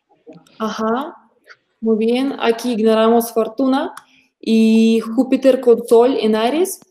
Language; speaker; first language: Spanish; non-native, fluent; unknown